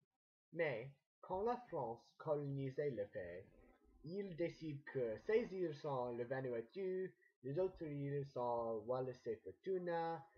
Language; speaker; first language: French; non-native, learner; English